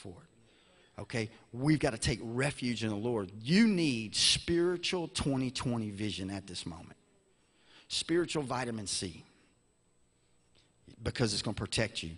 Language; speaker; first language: English; native; English